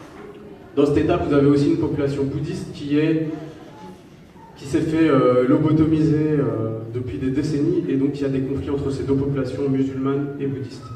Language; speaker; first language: French; native; French